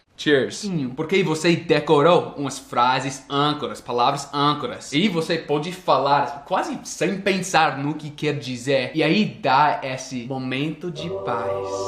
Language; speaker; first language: Portuguese; non-native, fluent; English